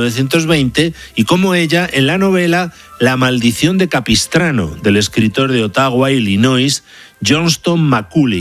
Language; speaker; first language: Spanish; native; Spanish